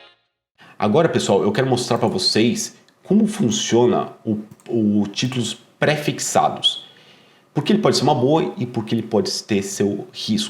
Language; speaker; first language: Portuguese; native; Portuguese